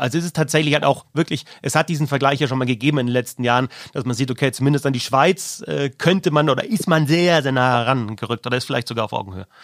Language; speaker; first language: German; native; German